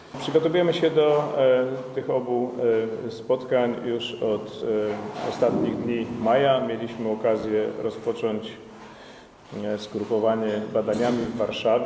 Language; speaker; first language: Polish; native; Polish